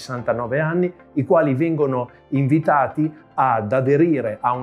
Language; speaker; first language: Italian; native; Italian